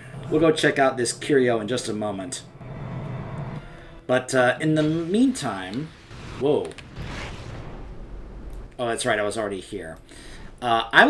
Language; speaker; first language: English; native; English